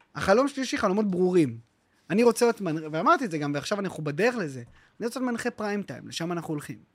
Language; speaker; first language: Hebrew; native; Hebrew